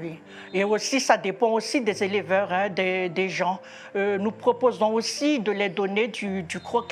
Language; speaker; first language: French; non-native, local second language; Malagasy